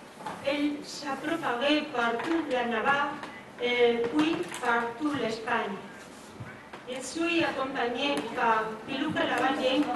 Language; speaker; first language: French; non-native, fluent; Spanish